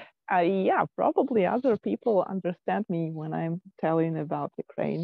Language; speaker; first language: English; non-native, fluent; Ukrainian